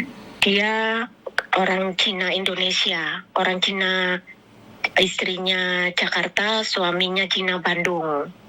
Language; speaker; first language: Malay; non-native, local second language; Javanese